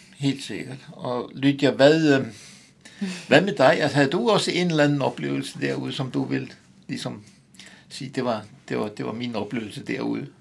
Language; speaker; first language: Danish; native; Danish